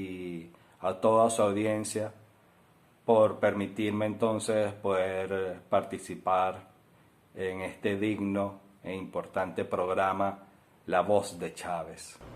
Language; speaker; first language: Spanish; native; Spanish